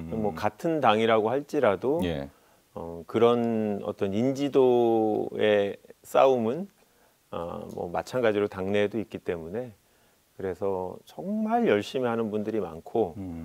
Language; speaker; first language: Korean; native; Korean